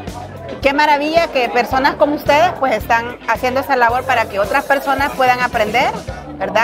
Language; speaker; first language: Spanish; native; Spanish